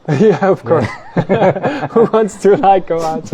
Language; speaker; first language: English; non-native, fluent; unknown